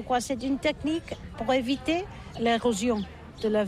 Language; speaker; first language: French; non-native, learner; Catalan